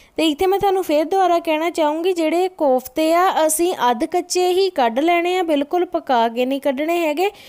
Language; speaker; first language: Punjabi; native; Punjabi